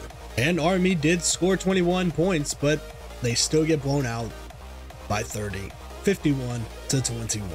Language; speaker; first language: English; native; English